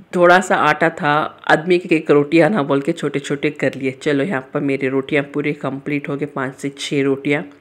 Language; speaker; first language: Hindi; native; Hindi